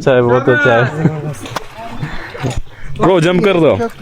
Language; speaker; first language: Hindi; non-native, learner; Malayalam